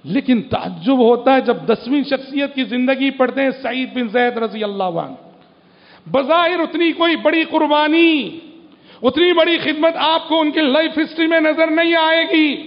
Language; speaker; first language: Urdu; native; Urdu